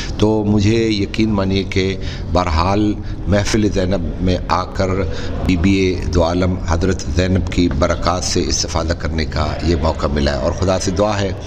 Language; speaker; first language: Urdu; non-native, local second language; Punjabi